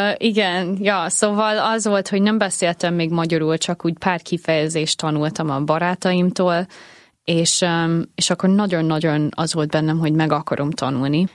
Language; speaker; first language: Hungarian; non-native, fluent; English